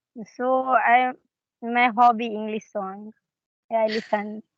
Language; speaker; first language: English; non-native, learner; Hindi